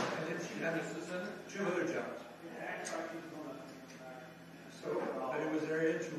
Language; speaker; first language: English; native; English